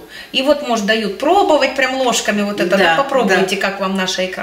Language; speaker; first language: Russian; native; Russian